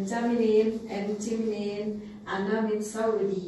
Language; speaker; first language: Arabic; non-native, learner; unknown